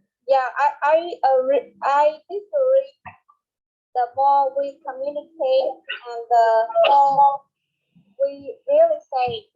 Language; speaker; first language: English; non-native, learner; Vietnamese